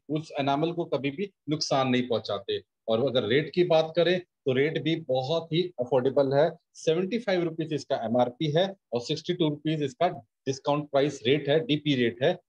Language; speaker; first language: Hindi; native; Hindi